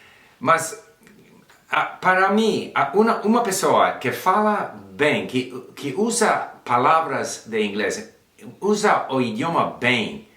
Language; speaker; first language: Portuguese; non-native, learner; English